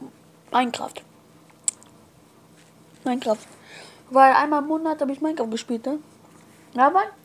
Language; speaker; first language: German; non-native, learner; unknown